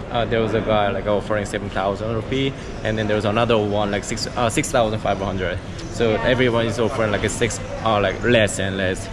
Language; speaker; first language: English; non-native, fluent; Korean